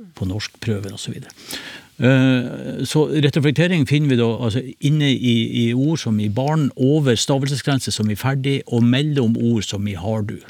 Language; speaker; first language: Norwegian; native; Norwegian